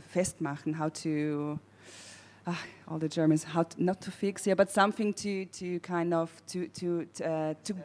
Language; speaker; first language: English; non-native, fluent; German